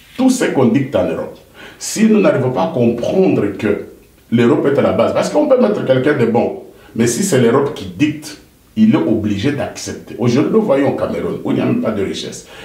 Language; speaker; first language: French; non-native, local second language; Lingala